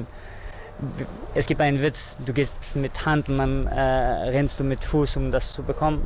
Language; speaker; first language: German; non-native, fluent; Persian